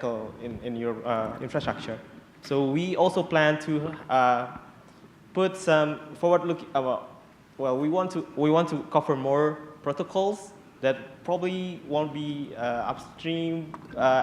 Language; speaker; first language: English; non-native, fluent; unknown